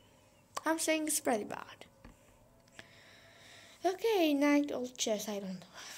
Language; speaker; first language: English; non-native, fluent; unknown